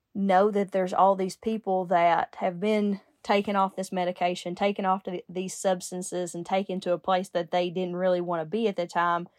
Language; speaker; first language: English; native; English